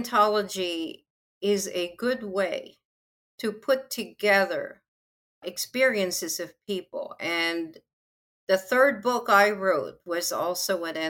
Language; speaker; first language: English; non-native, local second language; Filipino